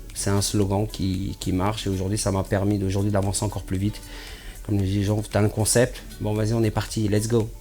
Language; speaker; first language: French; native; French